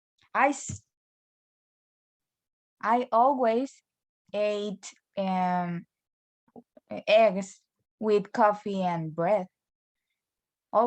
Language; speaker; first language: English; non-native, learner; Spanish